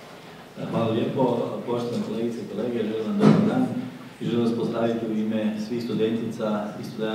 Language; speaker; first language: Croatian; native; Croatian